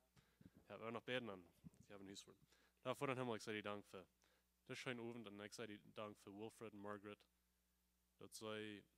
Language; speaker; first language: German; non-native, learner; Plautdietsch